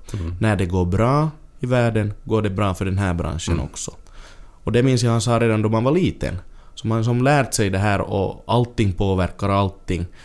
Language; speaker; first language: Swedish; native; Swedish